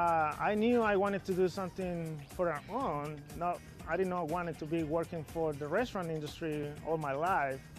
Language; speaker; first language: English; non-native, fluent; Spanish